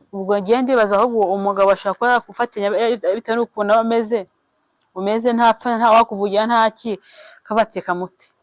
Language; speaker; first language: Kinyarwanda; native; Kinyarwanda